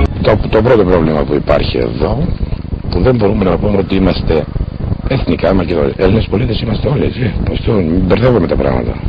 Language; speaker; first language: Greek; non-native, local second language; Macedonian